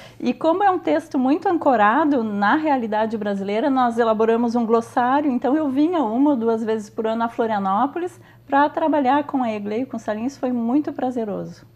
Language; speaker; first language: Portuguese; early bilingual, heritage; Portuguese